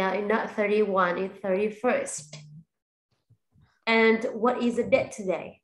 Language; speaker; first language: English; non-native, fluent; Vietnamese